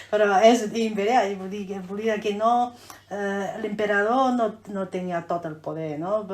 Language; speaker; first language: Catalan; non-native, fluent; Chinese